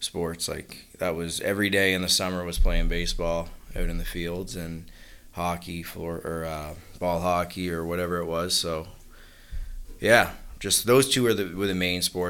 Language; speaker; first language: English; native; English